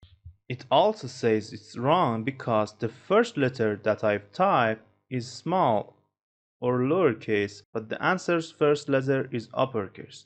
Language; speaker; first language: English; non-native, fluent; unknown